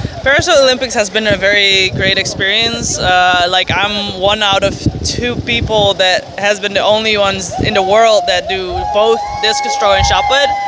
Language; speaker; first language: English; non-native, fluent; Dutch